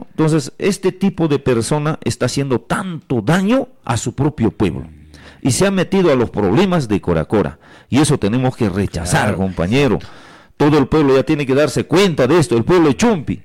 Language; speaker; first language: Spanish; native; Spanish